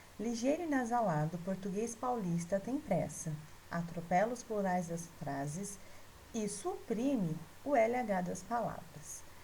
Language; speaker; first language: Portuguese; native; Portuguese